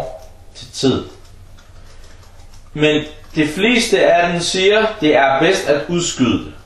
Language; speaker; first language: Danish; non-native, fluent; Arabic